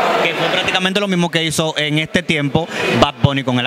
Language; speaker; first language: Spanish; native; Spanish